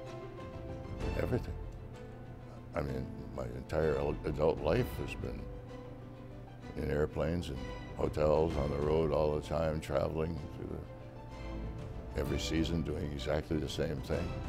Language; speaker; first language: English; native; English